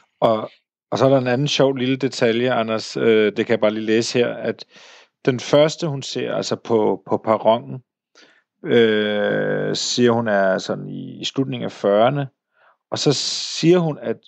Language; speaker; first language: Danish; native; Danish